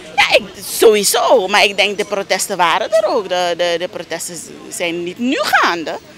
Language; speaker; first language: Dutch; native; Dutch